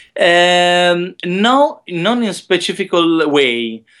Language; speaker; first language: English; non-native, learner; Italian